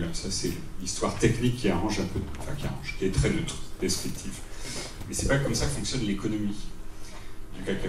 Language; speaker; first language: French; native; French